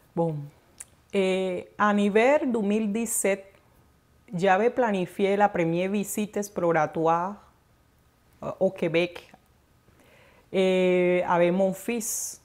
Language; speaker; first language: French; non-native, fluent; Spanish